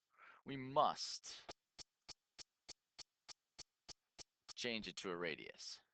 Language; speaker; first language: English; native; English